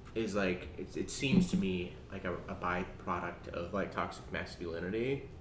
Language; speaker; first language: English; early bilingual, other home language; Urdu